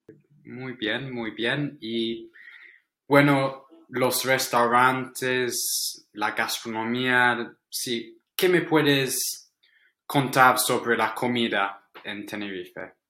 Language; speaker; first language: Spanish; non-native, fluent; English